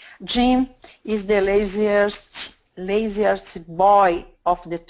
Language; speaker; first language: English; non-native, learner; Portuguese